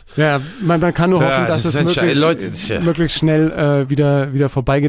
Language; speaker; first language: German; native; German